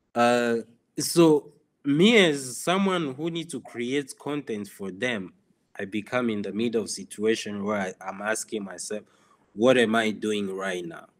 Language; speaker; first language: English; non-native, fluent; Swahili